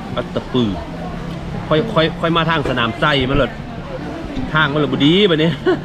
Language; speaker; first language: Thai; native; Thai